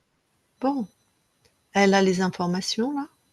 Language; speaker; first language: French; native; French